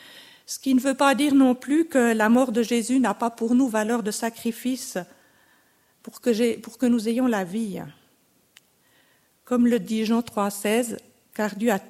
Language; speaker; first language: French; native; French